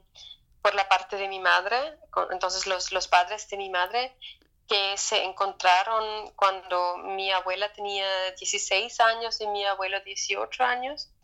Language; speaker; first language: Spanish; non-native, fluent; German